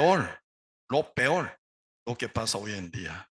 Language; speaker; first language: Spanish; non-native, learner; Korean